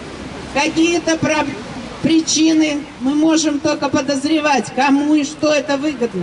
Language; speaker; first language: Russian; native; Russian